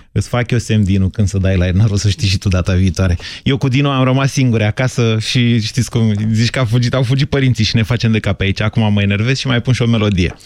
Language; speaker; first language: Romanian; native; Romanian